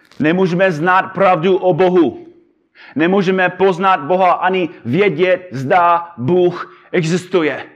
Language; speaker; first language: Czech; non-native, fluent; English